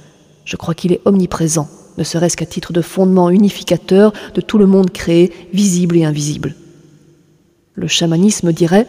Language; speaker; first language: French; native; French